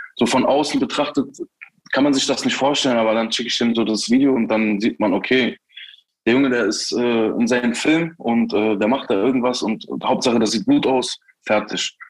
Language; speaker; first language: German; early bilingual, other home language; Turkish